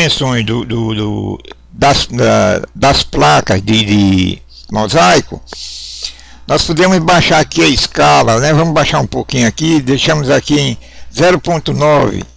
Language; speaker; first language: Portuguese; native; Portuguese